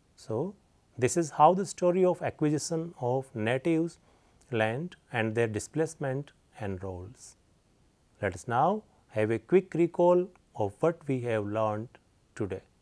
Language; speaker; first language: English; non-native, local second language; Hindi